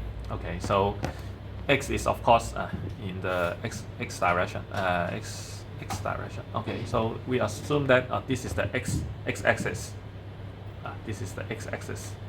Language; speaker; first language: English; non-native, fluent; Chinese